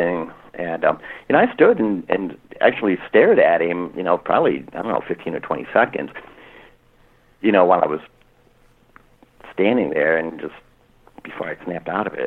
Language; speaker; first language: English; native; English